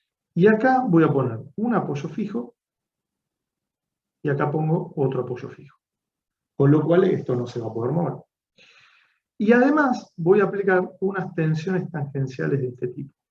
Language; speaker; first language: Spanish; native; Spanish